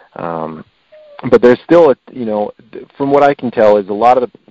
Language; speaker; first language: English; native; English